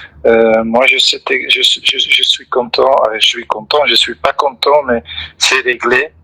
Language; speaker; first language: French; non-native, local second language; Dutch